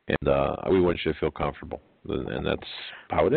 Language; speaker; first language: English; native; English